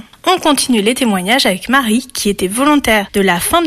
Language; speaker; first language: French; native; French